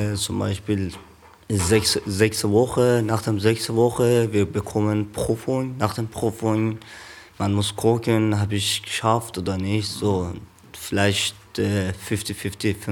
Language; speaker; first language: German; non-native, learner; Persian